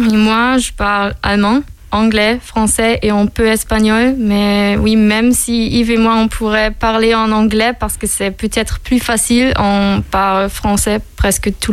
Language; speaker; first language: French; non-native, fluent; German